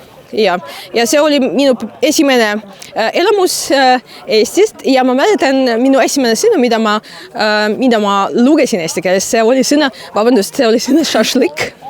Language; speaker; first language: Estonian; non-native, fluent; Russian